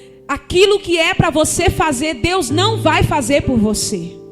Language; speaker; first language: Portuguese; native; Portuguese